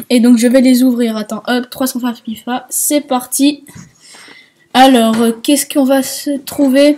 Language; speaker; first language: French; native; French